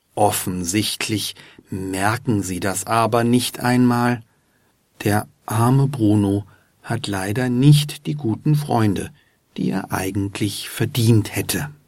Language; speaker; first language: German; native; German